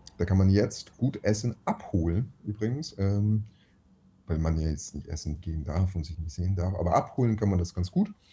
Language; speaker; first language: German; early bilingual, other home language; Russian